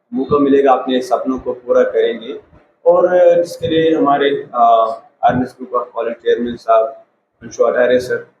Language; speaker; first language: Hindi; non-native, local second language; Kashmiri